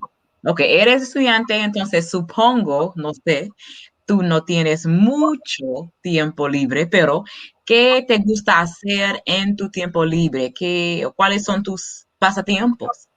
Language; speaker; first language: Spanish; non-native, learner; English